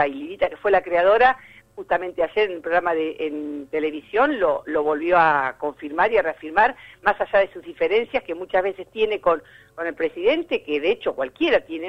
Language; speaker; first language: Spanish; native; Spanish